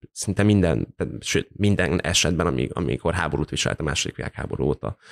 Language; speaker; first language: Hungarian; native; Hungarian